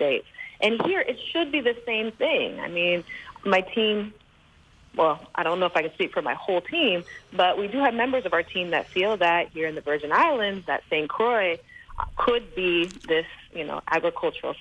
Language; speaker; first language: English; native; English